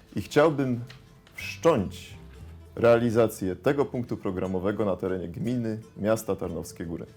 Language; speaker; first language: Polish; native; Polish